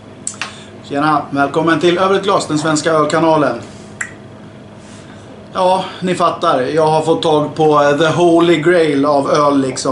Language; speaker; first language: Swedish; native; Swedish